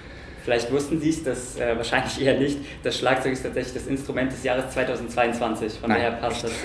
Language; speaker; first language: German; native; German